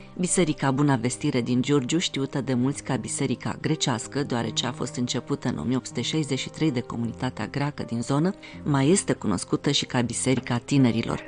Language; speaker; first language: Romanian; native; Romanian